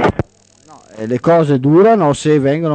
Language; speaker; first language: Italian; native; Italian